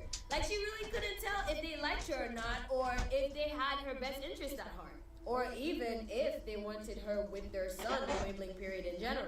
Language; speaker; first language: English; early bilingual, other home language; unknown